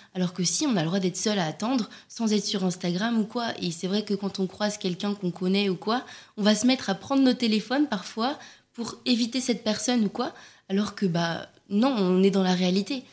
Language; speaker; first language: French; native; French